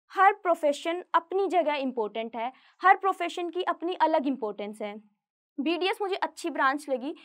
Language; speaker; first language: Hindi; native; Hindi